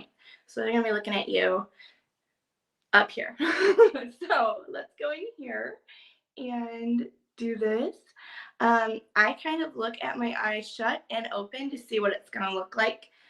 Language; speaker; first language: English; native; English